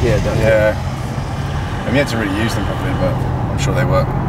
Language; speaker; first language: English; native; English